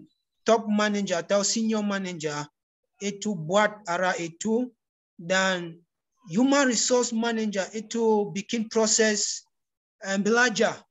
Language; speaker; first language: Indonesian; non-native, learner; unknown